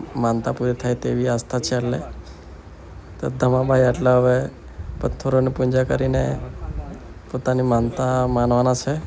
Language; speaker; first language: Gujarati; non-native, local second language; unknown